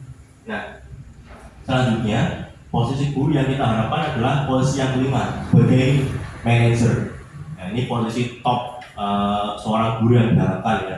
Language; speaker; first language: Indonesian; native; Indonesian